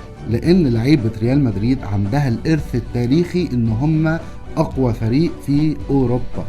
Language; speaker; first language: Arabic; native; Arabic